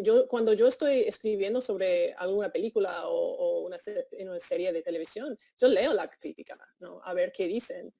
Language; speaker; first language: Spanish; non-native, fluent; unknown